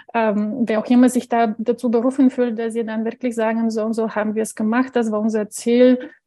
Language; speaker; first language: German; non-native, fluent; Bulgarian